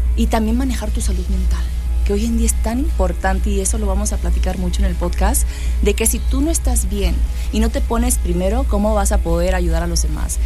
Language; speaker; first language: Spanish; early bilingual, heritage; Spanish